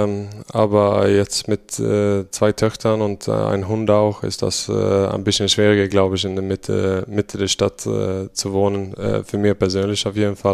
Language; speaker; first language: German; non-native, fluent; Swedish